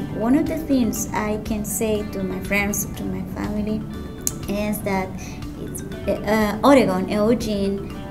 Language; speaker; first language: English; non-native, learner; Spanish